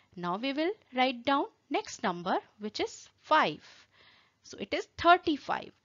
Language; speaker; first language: English; non-native, local second language; Hindi